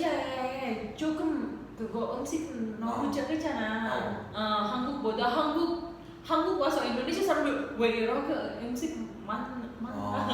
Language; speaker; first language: Korean; non-native, learner; Indonesian